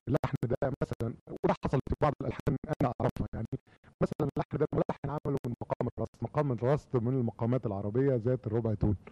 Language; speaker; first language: Egyptian Arabic; native; Egyptian Arabic